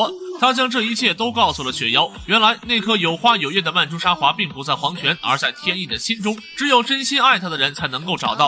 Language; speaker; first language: Chinese; native; Chinese